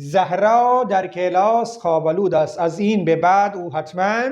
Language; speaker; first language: Persian; non-native, fluent; Urdu